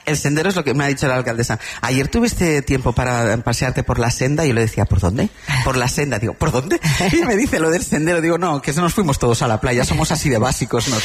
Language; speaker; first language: Spanish; native; Spanish